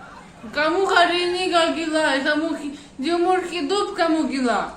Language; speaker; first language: Indonesian; non-native, learner; Russian